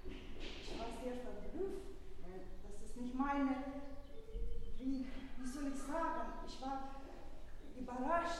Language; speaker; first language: German; early bilingual, other home language; Russian